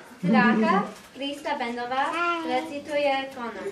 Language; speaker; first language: Czech; native; Czech